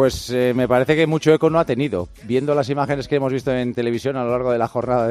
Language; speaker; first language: Spanish; native; Spanish